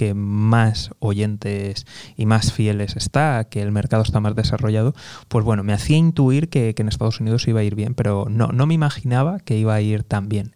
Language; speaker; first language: Spanish; native; Spanish